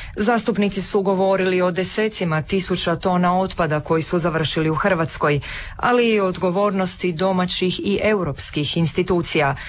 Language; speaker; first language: Croatian; native; Croatian